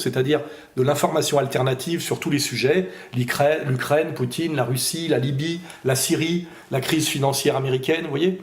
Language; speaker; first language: French; native; French